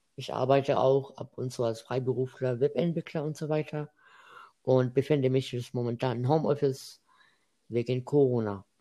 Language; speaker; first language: German; non-native, fluent; Arabic